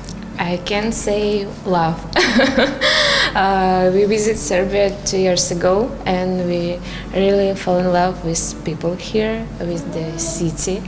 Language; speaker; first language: English; non-native, learner; Russian